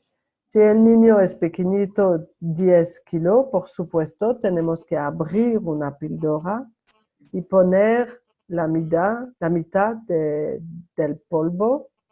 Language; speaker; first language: Spanish; non-native, learner; French